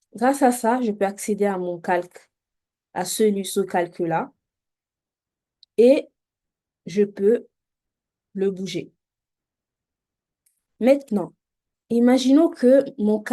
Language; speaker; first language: French; native; French